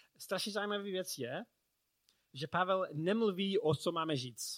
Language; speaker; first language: Czech; non-native, learner; English